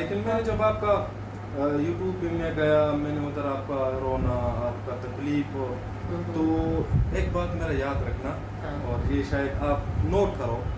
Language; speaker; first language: Hindi; non-native, local second language; Pashto